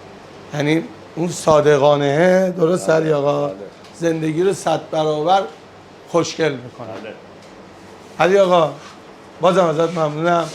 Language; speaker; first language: Persian; native; Persian